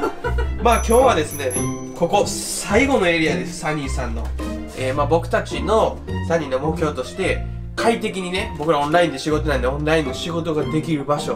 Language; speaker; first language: Japanese; native; Japanese